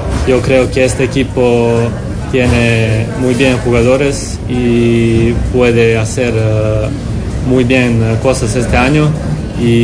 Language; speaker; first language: Spanish; non-native, learner; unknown